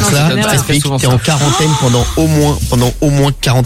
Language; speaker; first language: French; native; French